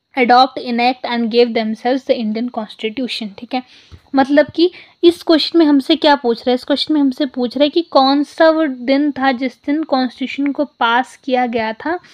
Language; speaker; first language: Hindi; non-native, local second language; Punjabi